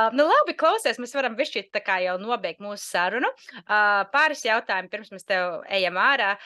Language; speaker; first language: Latvian; native; Latvian